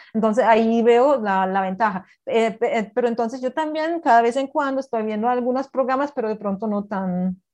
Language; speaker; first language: Spanish; non-native, fluent; German